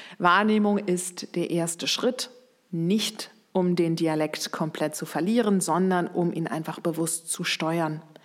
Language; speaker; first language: German; native; German